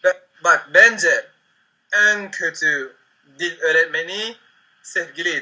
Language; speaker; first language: Turkish; non-native, learner; Spanish